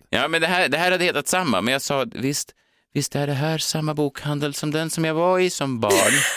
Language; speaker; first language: Swedish; native; Swedish